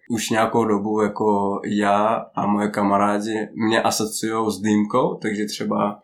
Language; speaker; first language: Czech; non-native, fluent; Russian